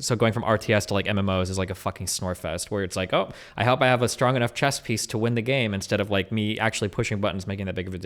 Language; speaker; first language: English; native; English